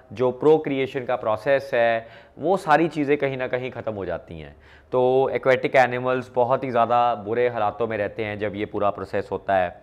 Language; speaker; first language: Hindi; non-native, local second language; Punjabi